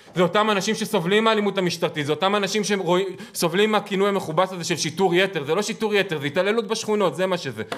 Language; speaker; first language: Hebrew; native; Hebrew